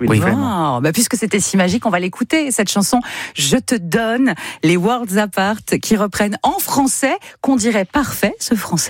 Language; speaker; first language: French; native; French